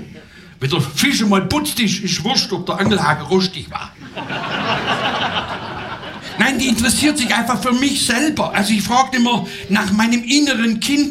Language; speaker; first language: German; native; German